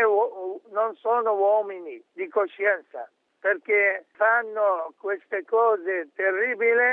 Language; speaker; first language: Italian; non-native, fluent; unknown